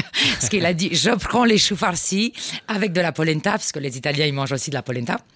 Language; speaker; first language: French; non-native, fluent; Romanian